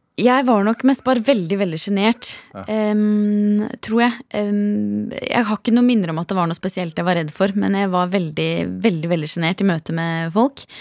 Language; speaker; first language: Norwegian; native; Norwegian